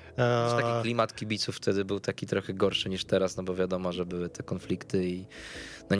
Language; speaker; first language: Polish; native; Polish